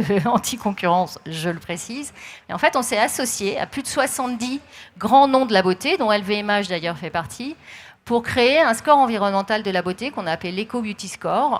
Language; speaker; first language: French; native; French